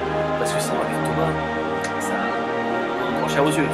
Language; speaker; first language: French; native; French